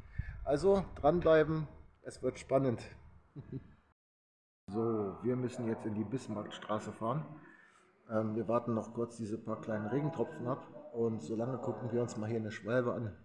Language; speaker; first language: German; native; German